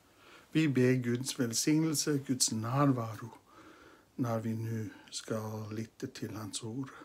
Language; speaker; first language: Swedish; non-native, fluent; English